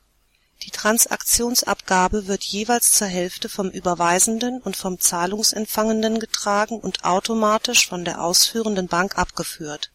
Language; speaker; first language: German; native; German